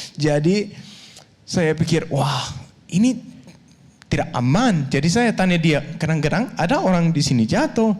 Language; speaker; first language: Indonesian; non-native, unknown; Danish